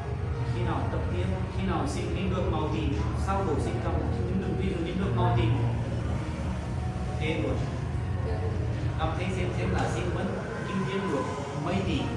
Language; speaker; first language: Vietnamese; non-native, learner; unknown